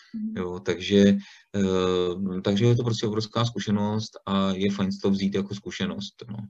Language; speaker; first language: Czech; native; Czech